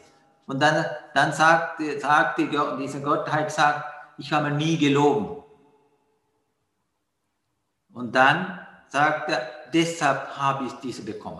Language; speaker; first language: German; non-native, fluent; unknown